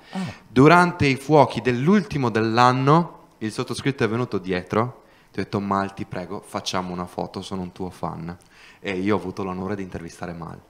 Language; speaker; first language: Italian; native; Italian